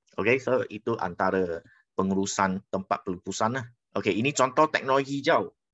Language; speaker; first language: Malay; non-native, local second language; Chinese